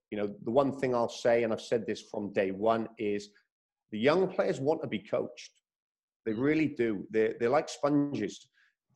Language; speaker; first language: English; native; English